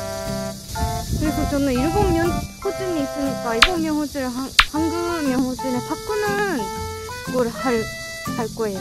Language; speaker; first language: Korean; non-native, fluent; Japanese